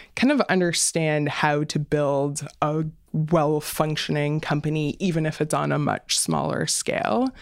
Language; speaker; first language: English; native; English